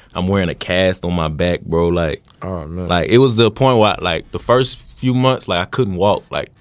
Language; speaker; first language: English; native; English